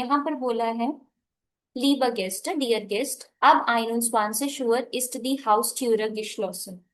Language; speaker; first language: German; non-native, fluent; Hindi